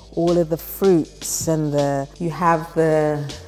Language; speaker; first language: English; native; English